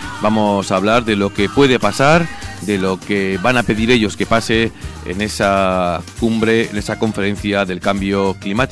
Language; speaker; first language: Spanish; native; Spanish